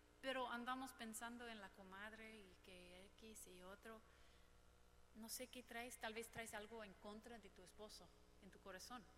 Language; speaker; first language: Spanish; non-native, fluent; English